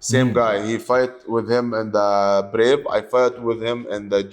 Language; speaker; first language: English; non-native, learner; Arabic